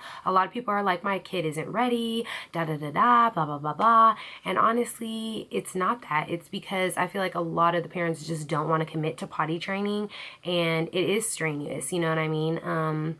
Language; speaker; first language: English; native; English